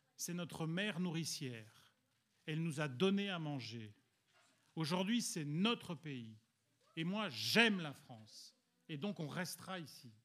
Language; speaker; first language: French; early bilingual, other home language; Italian